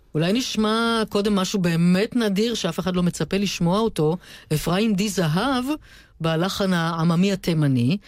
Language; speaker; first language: Hebrew; native; Hebrew